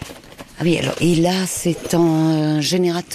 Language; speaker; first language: French; native; French